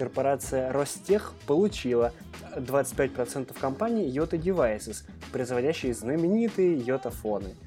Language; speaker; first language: Russian; native; Russian